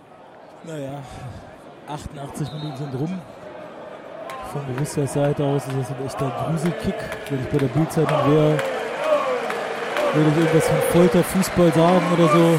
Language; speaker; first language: German; native; German